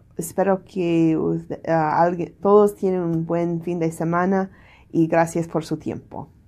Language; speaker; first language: Spanish; non-native, learner; English